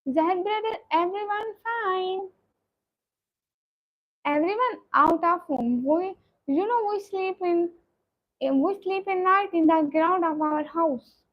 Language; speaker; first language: English; non-native, learner; Punjabi